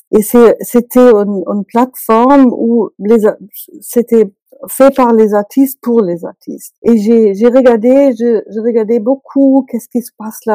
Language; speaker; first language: French; non-native, fluent; German